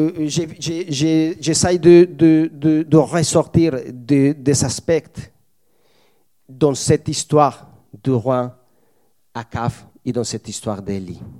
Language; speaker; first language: French; non-native, fluent; Spanish